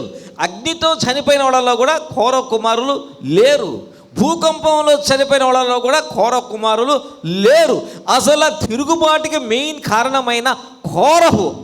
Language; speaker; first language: Telugu; native; Telugu